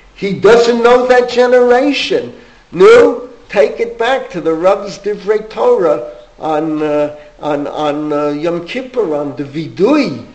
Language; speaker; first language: English; native; English